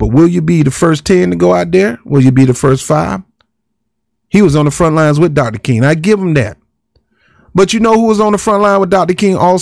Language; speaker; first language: English; native; English